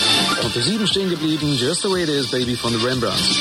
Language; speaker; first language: German; native; German